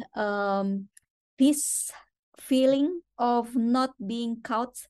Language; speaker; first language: English; non-native, fluent; Indonesian